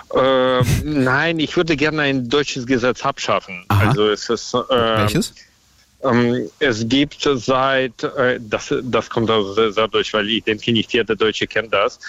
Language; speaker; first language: German; non-native, fluent; Russian